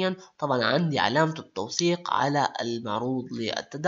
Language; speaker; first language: Arabic; native; Arabic